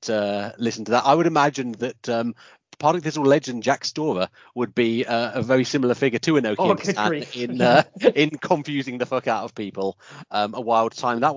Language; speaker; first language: English; native; English